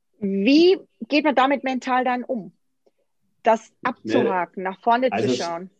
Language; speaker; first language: German; native; German